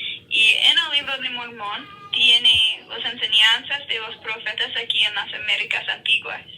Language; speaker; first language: Spanish; non-native, learner; English